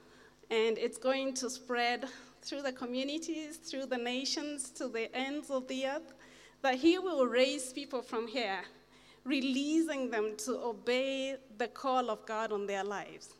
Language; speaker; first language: English; non-native, local second language; Kamba